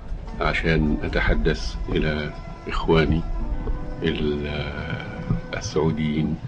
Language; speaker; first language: Arabic; native; Arabic